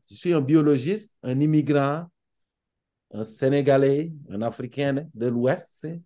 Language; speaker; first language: French; non-native, local second language; Serer